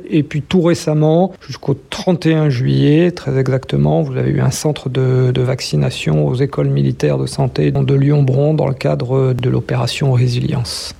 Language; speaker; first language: French; native; French